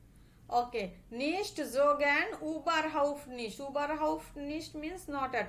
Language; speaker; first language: German; non-native, learner; Bangla